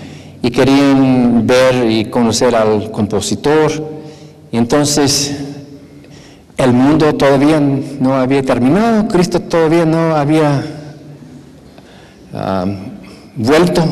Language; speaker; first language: Spanish; non-native, fluent; English